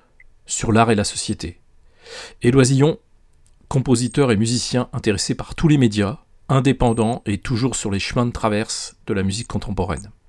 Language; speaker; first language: French; native; French